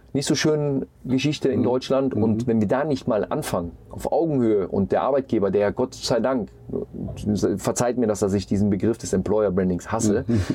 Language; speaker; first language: German; native; German